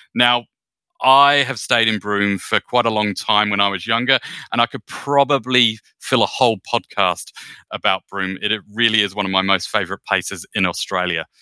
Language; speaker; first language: English; native; English